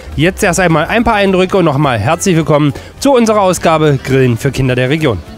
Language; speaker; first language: German; native; German